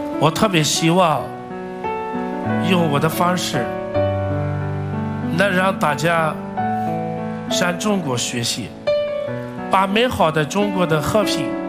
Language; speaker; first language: Chinese; non-native, fluent; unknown